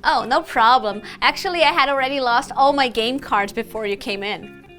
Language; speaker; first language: English; non-native, fluent; Portuguese